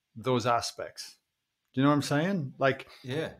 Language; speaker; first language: English; native; English